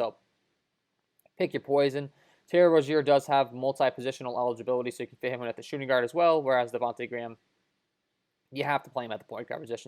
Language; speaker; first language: English; native; English